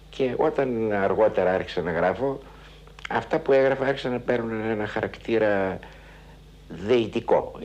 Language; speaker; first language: Greek; native; Greek